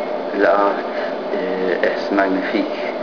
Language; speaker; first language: French; non-native, learner; English